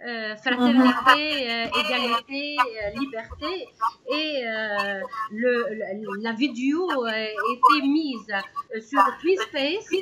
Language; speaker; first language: French; non-native, local second language; Arabic